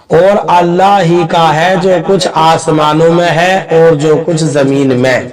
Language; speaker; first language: Urdu; native; Urdu